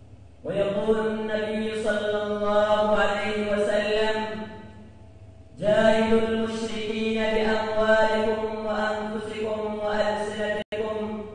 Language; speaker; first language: Arabic; non-native, fluent; Urdu